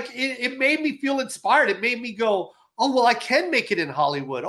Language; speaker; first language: English; native; English